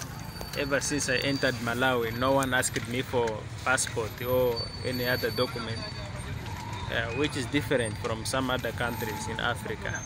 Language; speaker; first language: English; non-native, fluent; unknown